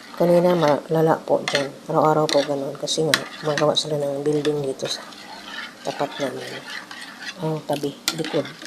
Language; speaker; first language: Filipino; non-native, local second language; Cebuano